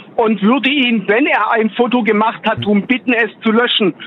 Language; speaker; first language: German; native; German